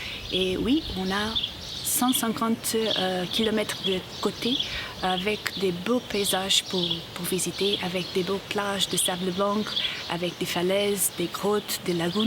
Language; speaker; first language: French; non-native, fluent; Portuguese